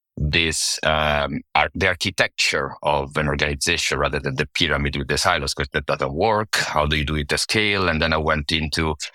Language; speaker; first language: English; non-native, fluent; Italian